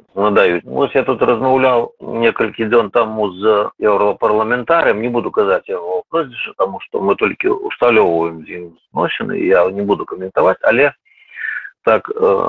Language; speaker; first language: Belarusian; non-native, local second language; Russian